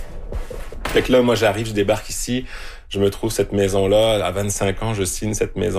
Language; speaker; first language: French; native; French